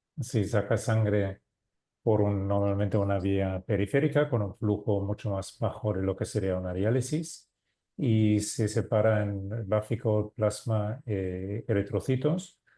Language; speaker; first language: Spanish; non-native, fluent; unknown